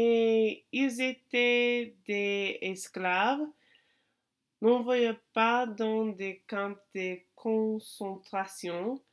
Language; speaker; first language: French; non-native, learner; English